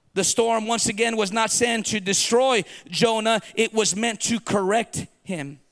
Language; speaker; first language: English; early bilingual, other home language; Spanish